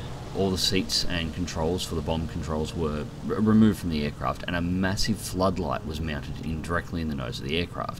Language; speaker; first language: English; native; English